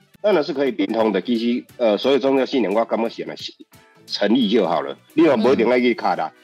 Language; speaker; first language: Chinese; native; Chinese